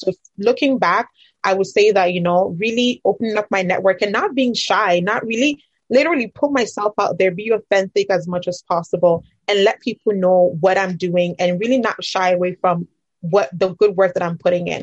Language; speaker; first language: English; non-native, local second language; Akan